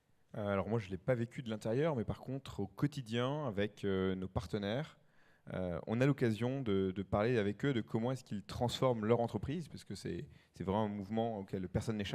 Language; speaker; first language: French; native; French